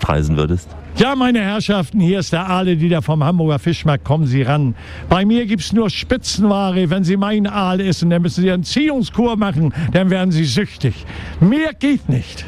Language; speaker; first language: German; native; German